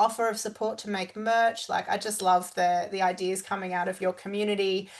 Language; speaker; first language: English; native; English